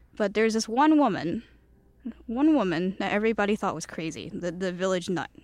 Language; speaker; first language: English; early bilingual, other home language; Cantonese